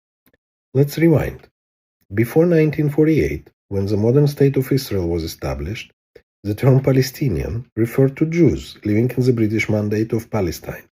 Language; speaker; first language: English; non-native, fluent; Hebrew